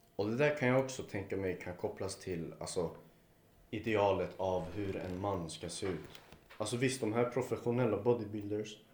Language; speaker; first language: Swedish; early bilingual, other home language; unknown